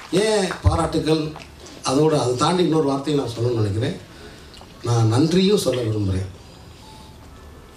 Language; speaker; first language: Tamil; native; Tamil